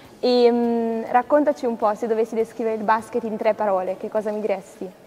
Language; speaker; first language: Italian; native; Italian